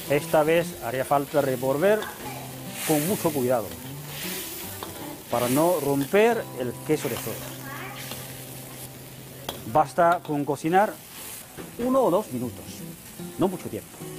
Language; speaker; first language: Spanish; non-native, fluent; Chinese